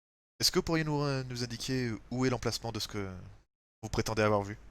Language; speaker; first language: French; native; French